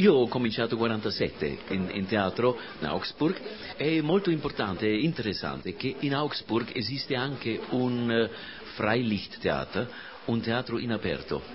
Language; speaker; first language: Italian; non-native, fluent; German